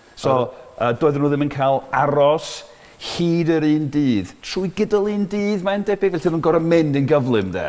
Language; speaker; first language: Welsh; non-native, fluent; English